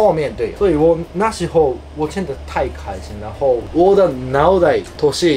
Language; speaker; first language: Chinese; non-native, fluent; Japanese